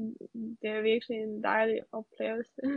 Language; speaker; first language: Danish; non-native, learner; Serbian